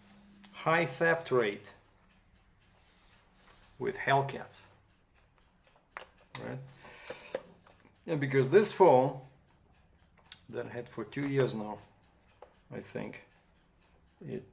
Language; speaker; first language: English; non-native, fluent; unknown